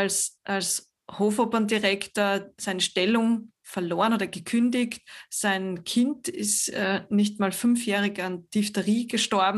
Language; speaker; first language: German; native; German